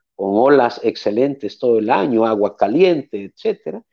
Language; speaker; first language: Spanish; native; Spanish